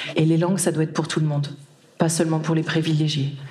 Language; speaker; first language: French; native; French